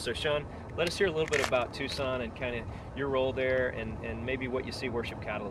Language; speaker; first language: English; native; English